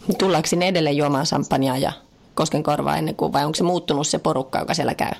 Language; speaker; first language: Finnish; native; Finnish